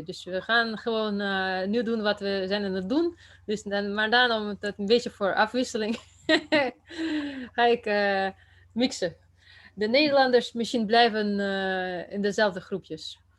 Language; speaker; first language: Dutch; non-native, fluent; Russian